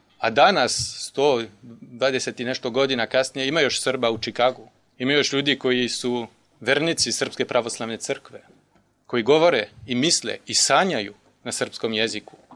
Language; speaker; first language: Serbian; non-native, fluent; French